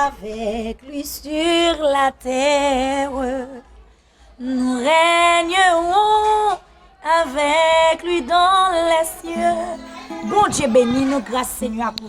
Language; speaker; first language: French; non-native, learner; Haitian Creole